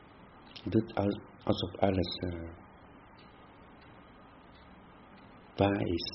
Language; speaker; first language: Dutch; non-native, fluent; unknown